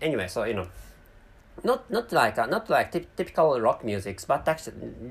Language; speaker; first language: English; non-native, fluent; Japanese